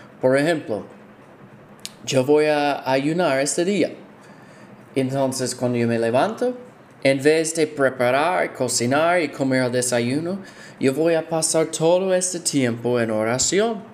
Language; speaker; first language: Spanish; non-native, fluent; English